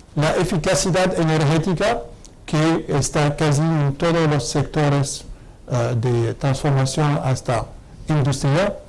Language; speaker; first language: Spanish; non-native, fluent; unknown